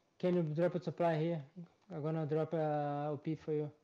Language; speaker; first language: English; non-native, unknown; Portuguese